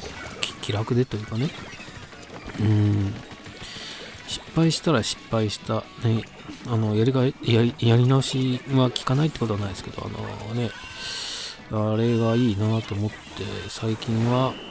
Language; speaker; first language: Japanese; native; Japanese